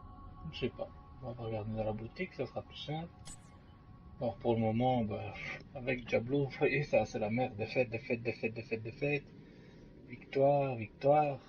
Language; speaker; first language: French; native; French